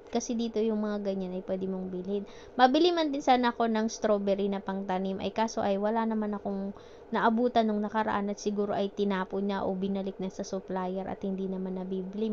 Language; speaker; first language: Filipino; non-native, local second language; Hiligaynon